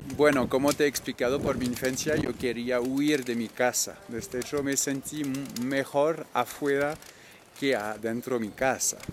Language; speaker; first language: Spanish; non-native, fluent; French